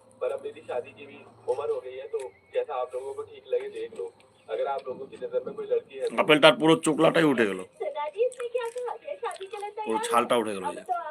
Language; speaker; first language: Hindi; non-native, local second language; Bangla